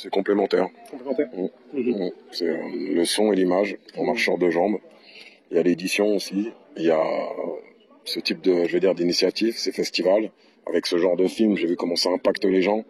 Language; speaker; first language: French; native; French